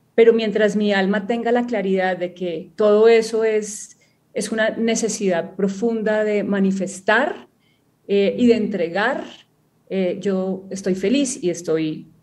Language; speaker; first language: Spanish; native; Spanish